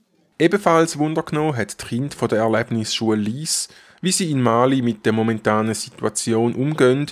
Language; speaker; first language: German; native; German